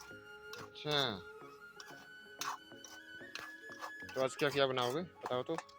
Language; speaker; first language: Hindi; non-native, local second language; Chakma